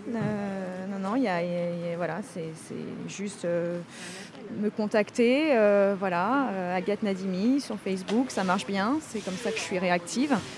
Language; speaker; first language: French; native; French